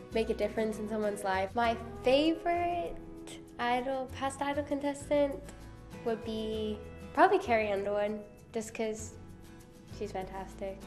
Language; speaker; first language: English; native; English